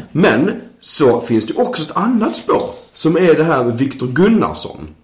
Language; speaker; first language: Swedish; native; Swedish